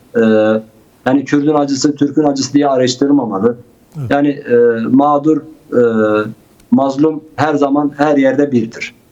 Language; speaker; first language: Turkish; non-native, local second language; Kurdish